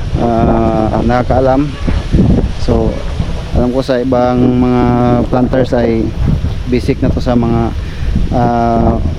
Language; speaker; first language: Filipino; non-native, local second language; Cebuano